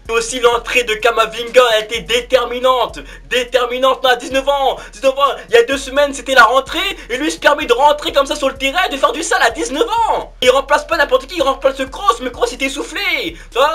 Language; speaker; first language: French; native; French